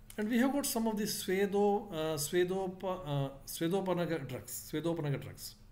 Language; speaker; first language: English; non-native, local second language; Kannada